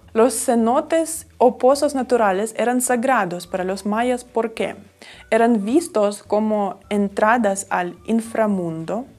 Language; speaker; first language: Spanish; non-native, fluent; Ukrainian